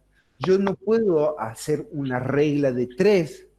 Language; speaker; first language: Spanish; native; Spanish